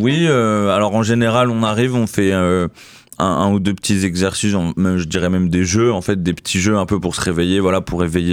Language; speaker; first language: French; native; French